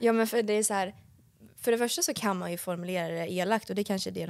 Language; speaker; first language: Swedish; native; Swedish